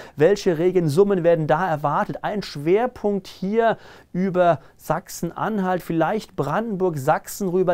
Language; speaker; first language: German; native; German